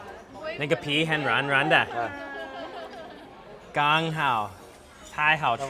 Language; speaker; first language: Chinese; non-native, fluent; English